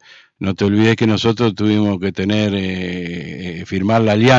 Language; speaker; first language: Spanish; native; Spanish